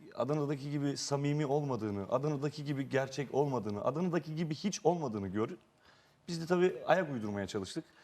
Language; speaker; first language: Turkish; native; Turkish